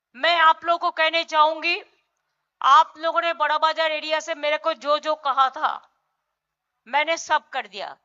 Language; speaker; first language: Hindi; non-native, local second language; Bangla